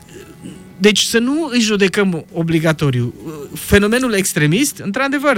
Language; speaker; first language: Romanian; native; Romanian